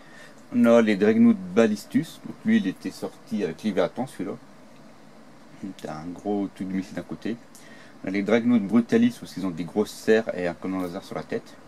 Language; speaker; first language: French; native; French